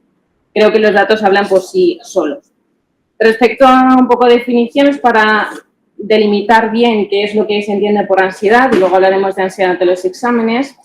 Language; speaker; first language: Spanish; native; Spanish